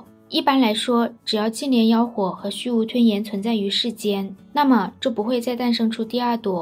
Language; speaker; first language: Chinese; native; Chinese